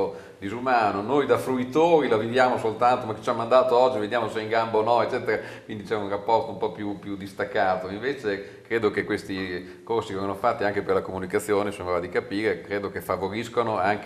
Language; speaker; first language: Italian; native; Italian